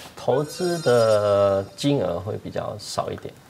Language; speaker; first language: Chinese; non-native, fluent; Cantonese